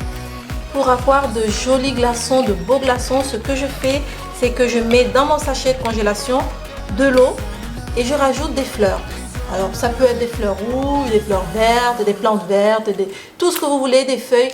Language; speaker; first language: French; native; French